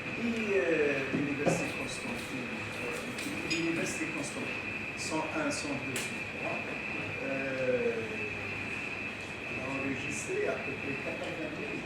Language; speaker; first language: French; non-native, local second language; Arabic